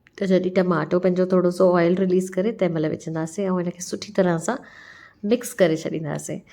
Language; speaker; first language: Sindhi; early bilingual, heritage; Sindhi